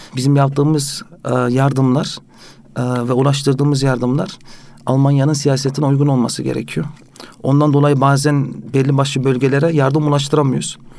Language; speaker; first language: Turkish; early bilingual, heritage; Turkish